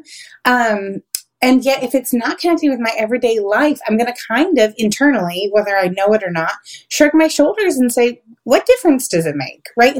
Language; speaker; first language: English; native; English